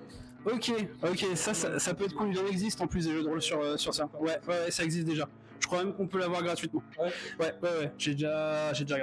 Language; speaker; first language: French; native; French